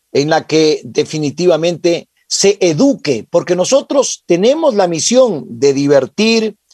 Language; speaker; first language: Spanish; native; Spanish